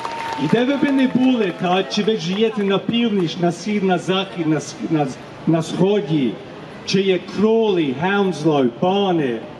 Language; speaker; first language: Ukrainian; early bilingual, heritage; Ukrainian